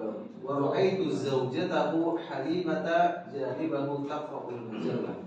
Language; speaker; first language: Arabic; non-native, fluent; Indonesian